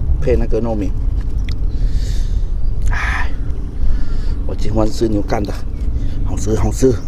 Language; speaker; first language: Chinese; non-native, learner; Thai